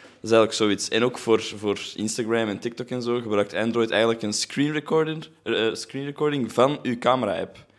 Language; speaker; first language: Dutch; native; Dutch